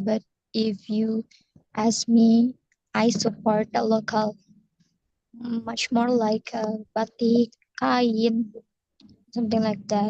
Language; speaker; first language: English; non-native, learner; Indonesian